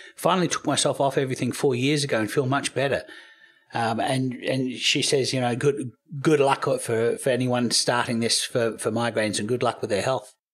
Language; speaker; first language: English; native; English